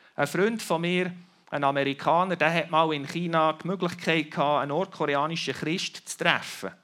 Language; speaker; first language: German; native; German